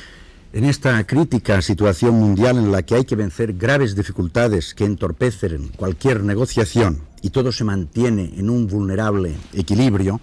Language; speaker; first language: Spanish; native; Spanish